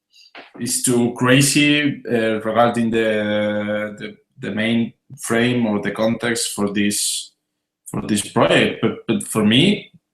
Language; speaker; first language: English; non-native, fluent; Spanish